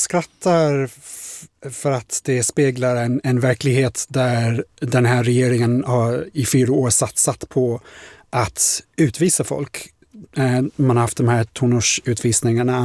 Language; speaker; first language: Swedish; non-native, fluent; English